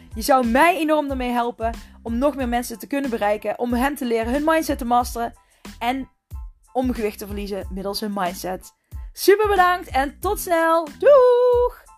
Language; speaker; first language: Dutch; native; Dutch